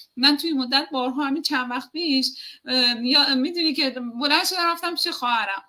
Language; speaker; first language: Persian; native; Persian